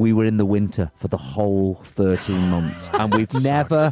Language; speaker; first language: English; native; English